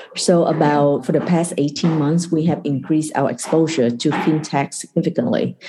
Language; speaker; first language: English; non-native, fluent; Vietnamese